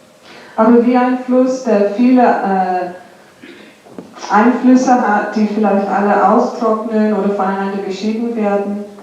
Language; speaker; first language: German; non-native, fluent; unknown